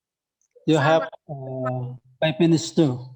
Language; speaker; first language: English; non-native, local second language; Indonesian